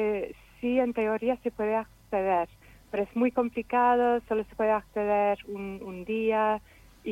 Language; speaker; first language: Spanish; non-native, fluent; English